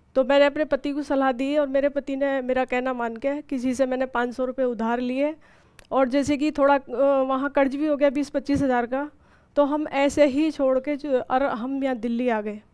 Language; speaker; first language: Hindi; native; Hindi